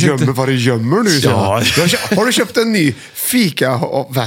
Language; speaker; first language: Swedish; native; Swedish